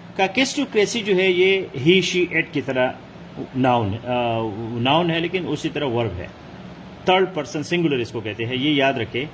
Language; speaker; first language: Urdu; non-native, local second language; Pashto